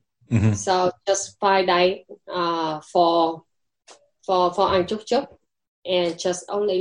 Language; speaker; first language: English; non-native, learner; Vietnamese